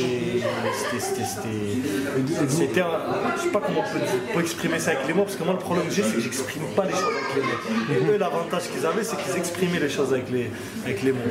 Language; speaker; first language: French; native; French